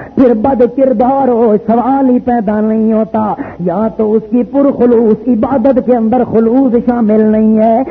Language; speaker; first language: Urdu; non-native, local second language; Pashto